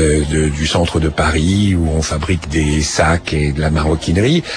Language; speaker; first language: French; native; French